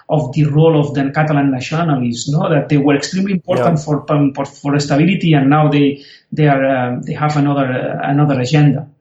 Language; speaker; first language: English; non-native, fluent; Spanish